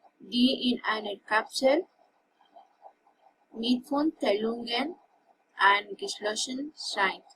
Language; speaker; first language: German; non-native, learner; Spanish